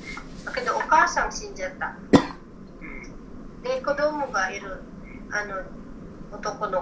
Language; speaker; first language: Japanese; non-native, learner; Filipino